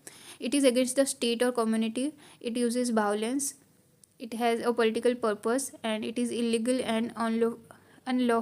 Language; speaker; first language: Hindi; native; Hindi